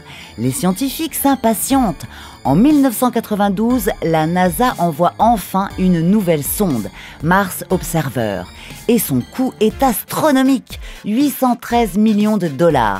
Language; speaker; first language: French; native; French